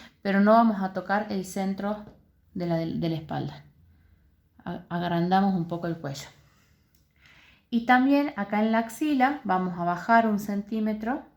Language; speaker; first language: Spanish; native; Spanish